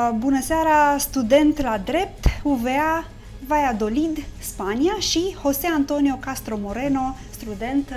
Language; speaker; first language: Romanian; native; Romanian